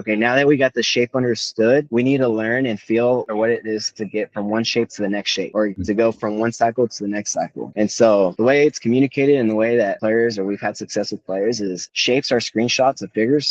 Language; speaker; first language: English; native; English